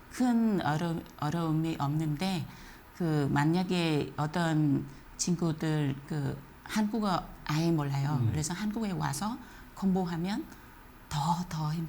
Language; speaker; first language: Korean; non-native, fluent; Vietnamese